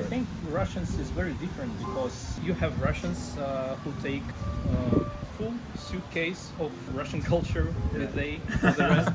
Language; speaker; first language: English; non-native, learner; Russian